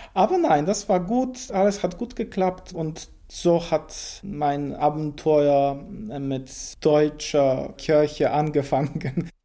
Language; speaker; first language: German; non-native, fluent; Polish